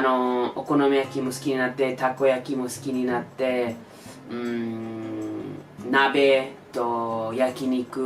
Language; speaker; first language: Japanese; non-native, learner; English